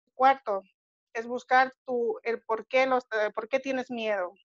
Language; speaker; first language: Spanish; native; Spanish